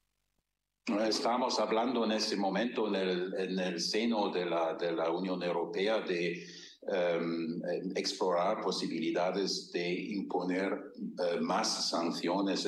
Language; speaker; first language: Spanish; non-native, fluent; German